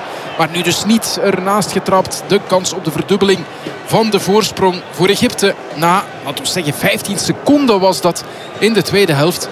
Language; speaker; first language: Dutch; native; Dutch